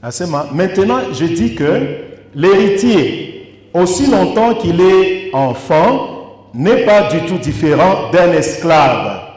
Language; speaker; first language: French; non-native, local second language; Swahili